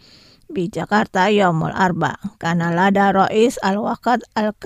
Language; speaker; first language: Arabic; non-native, fluent; Indonesian